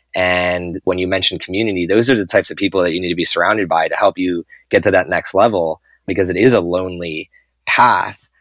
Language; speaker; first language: English; native; English